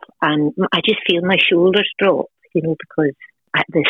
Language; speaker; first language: English; native; English